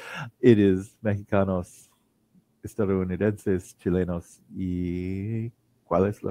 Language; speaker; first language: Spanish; non-native, learner; English